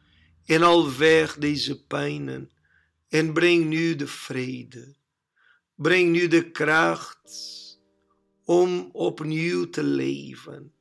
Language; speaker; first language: Dutch; non-native, learner; Portuguese